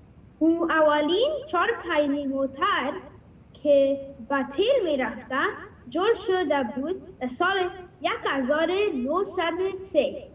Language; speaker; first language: Persian; early bilingual, heritage; Persian